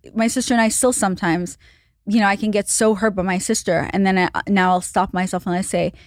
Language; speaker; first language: English; non-native, fluent; Hebrew